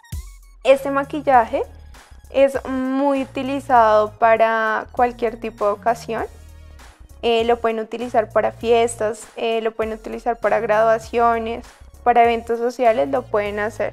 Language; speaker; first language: Spanish; native; Spanish